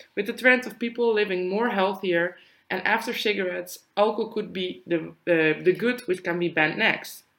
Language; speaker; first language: English; non-native, fluent; Dutch